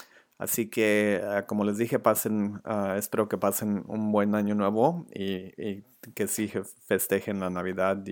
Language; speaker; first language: Spanish; early bilingual, other home language; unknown